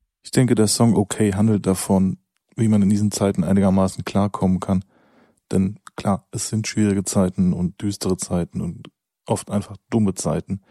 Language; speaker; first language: German; native; German